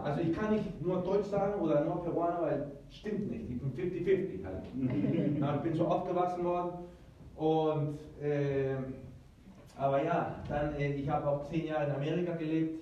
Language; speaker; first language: German; early bilingual, heritage; Spanish